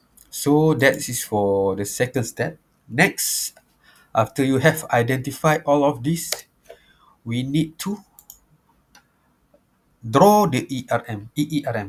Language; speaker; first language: English; non-native, local second language; Malay